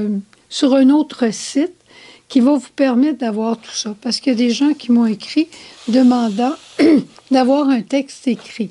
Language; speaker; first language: French; native; French